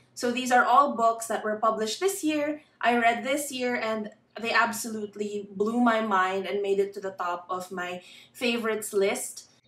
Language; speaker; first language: English; non-native, local second language; Filipino